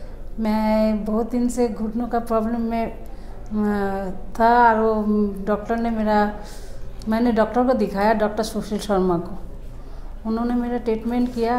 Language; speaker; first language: Hindi; non-native, local second language; Bangla